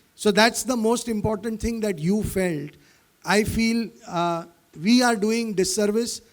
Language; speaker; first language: English; non-native, local second language; Hindi